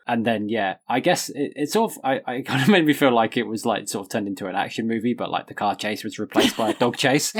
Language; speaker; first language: English; native; English